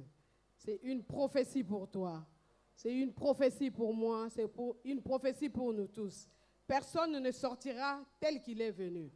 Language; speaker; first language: French; non-native, local second language; Lingala